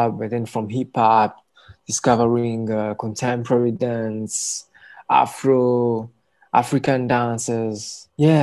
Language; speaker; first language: English; non-native, local second language; Kinyarwanda